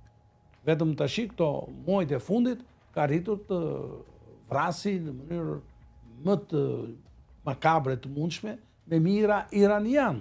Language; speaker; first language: Albanian; native; Albanian